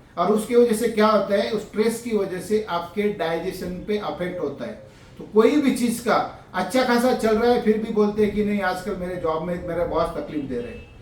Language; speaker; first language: Hindi; non-native, local second language; Marathi